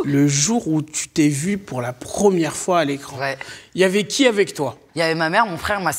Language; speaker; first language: French; native; French